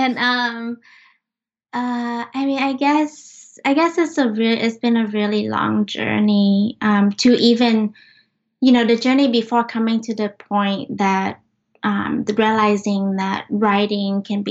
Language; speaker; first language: English; non-native, fluent; Vietnamese